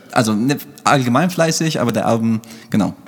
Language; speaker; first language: German; non-native, fluent; English